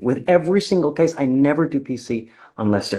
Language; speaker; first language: English; native; English